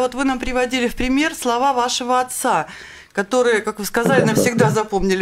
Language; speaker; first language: Russian; native; Russian